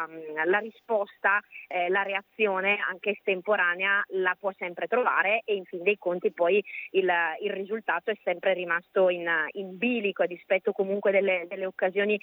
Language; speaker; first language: Italian; native; Italian